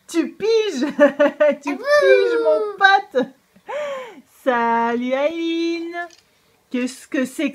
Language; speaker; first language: French; native; French